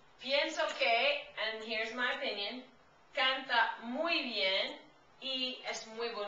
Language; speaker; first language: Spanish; non-native, fluent; English